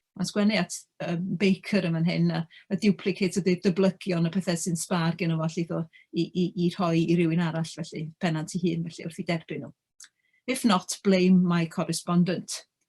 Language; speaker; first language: Welsh; native; Welsh